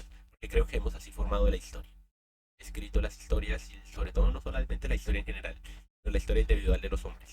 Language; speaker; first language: Spanish; native; Spanish